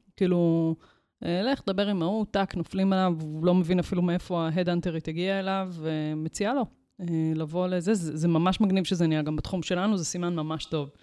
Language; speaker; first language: Hebrew; native; Hebrew